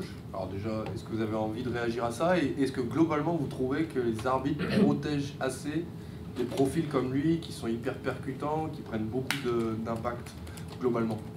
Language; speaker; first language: French; native; French